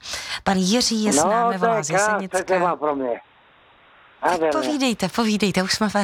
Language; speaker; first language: Czech; native; Czech